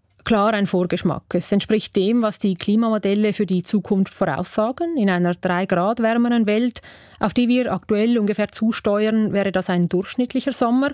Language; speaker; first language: German; native; German